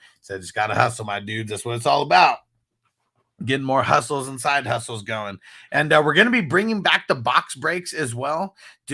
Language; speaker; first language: English; native; English